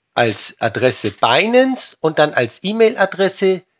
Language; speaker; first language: German; native; German